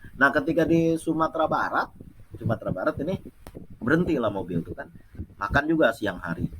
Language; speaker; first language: Indonesian; non-native, local second language; Achinese